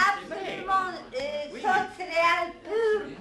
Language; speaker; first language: French; non-native, fluent; Hungarian